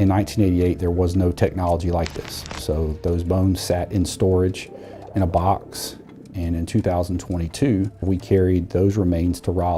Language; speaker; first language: English; native; English